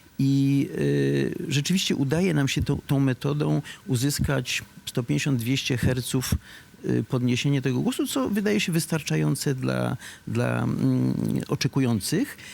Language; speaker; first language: Polish; native; Polish